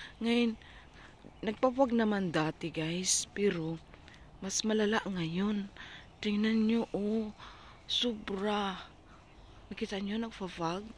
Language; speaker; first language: Filipino; non-native, local second language; Cebuano